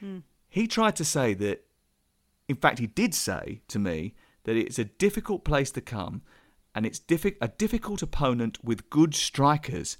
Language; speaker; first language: English; native; English